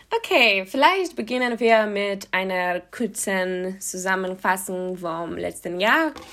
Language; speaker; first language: German; non-native, learner; Polish